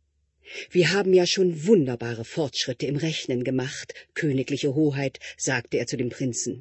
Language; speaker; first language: German; native; German